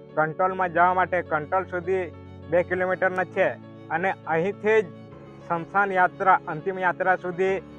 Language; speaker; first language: Gujarati; non-native, local second language; Kukna